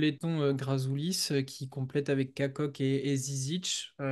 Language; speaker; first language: French; native; French